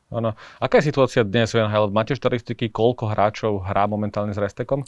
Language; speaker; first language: Slovak; native; Slovak